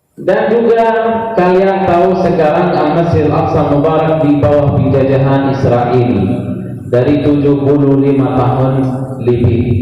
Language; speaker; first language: Indonesian; non-native, learner; Arabic